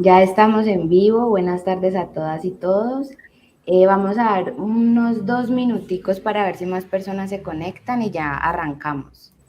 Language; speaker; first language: Spanish; native; Spanish